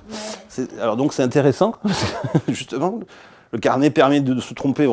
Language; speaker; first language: French; native; French